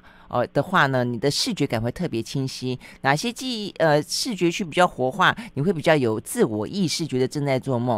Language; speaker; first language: Chinese; native; Chinese